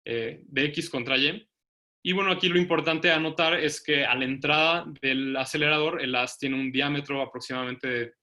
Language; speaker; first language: Spanish; native; Spanish